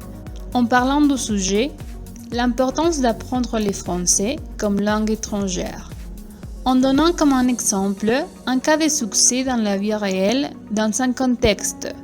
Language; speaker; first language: French; non-native, fluent; Spanish